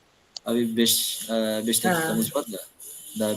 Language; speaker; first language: Turkish; non-native, fluent; Malay